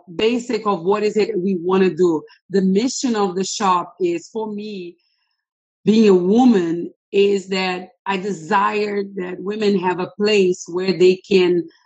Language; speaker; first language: English; non-native, fluent; Portuguese